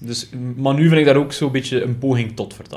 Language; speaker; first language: Dutch; native; Dutch